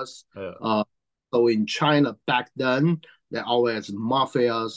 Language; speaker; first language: English; non-native, learner; Chinese